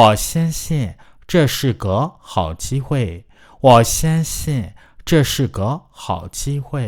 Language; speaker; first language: Chinese; non-native, fluent; Burmese